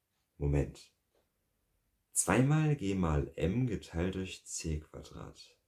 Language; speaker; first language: German; native; German